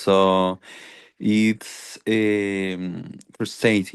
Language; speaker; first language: English; non-native, learner; Spanish